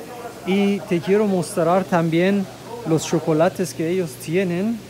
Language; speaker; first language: Spanish; non-native, fluent; German